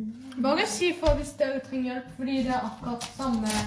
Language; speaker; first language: Norwegian; non-native, local second language; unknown